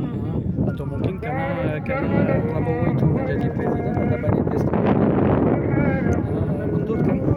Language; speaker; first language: Indonesian; non-native, fluent; French